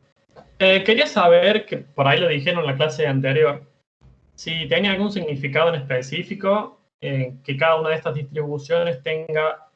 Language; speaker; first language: Spanish; native; Spanish